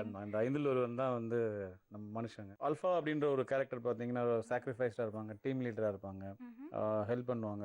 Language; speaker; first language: Tamil; native; Tamil